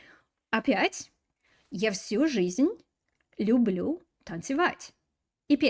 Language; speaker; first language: Russian; non-native, fluent; English